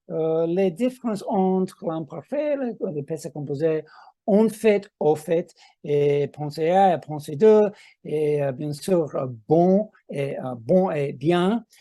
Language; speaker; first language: French; non-native, fluent; English